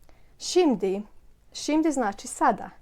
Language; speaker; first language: Turkish; non-native, fluent; Bosnian